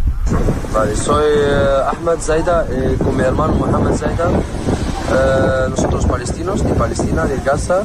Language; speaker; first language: Spanish; non-native, learner; Arabic